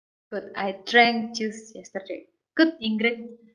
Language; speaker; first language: English; non-native, fluent; Javanese